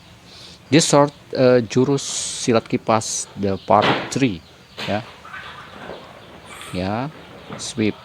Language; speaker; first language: English; non-native, learner; Indonesian